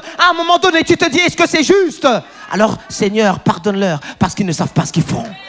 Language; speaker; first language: French; native; French